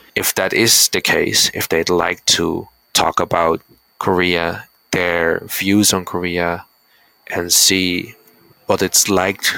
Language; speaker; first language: English; early bilingual, heritage; Dutch